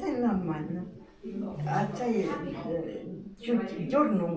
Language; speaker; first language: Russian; non-native, local second language; Ukrainian